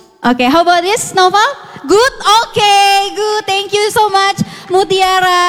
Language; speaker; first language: English; non-native, fluent; Indonesian